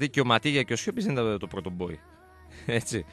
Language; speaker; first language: Greek; native; Greek